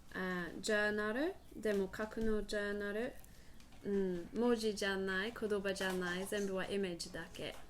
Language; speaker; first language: Japanese; non-native, learner; English